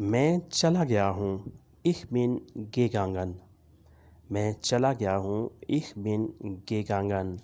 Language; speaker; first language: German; non-native, learner; Urdu